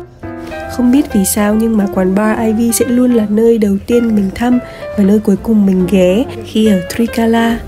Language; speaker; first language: Vietnamese; native; Vietnamese